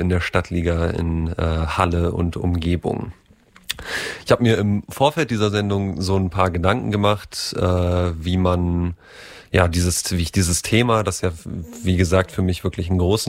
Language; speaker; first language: German; native; German